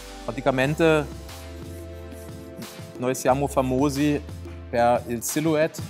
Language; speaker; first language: Italian; non-native, fluent; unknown